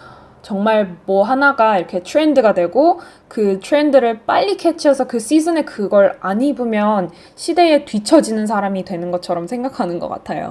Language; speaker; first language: Korean; early bilingual, heritage; Korean